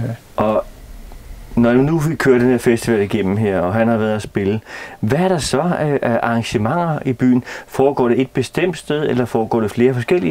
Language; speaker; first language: Danish; native; Danish